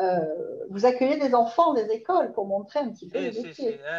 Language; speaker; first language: French; native; French